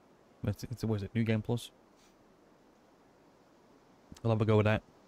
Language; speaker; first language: English; native; English